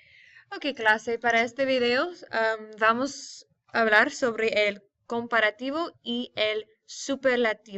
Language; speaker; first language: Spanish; non-native, fluent; English